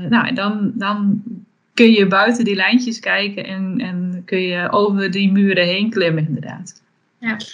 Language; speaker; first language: Dutch; native; Dutch